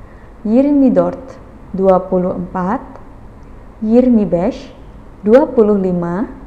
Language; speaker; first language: Turkish; non-native, fluent; Indonesian